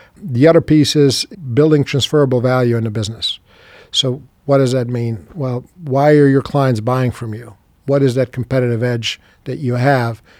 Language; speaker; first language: English; non-native, fluent; Serbian